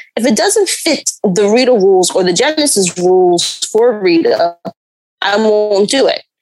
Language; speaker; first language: English; native; English